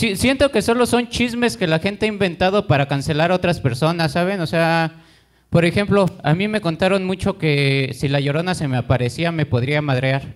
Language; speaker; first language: Spanish; native; Spanish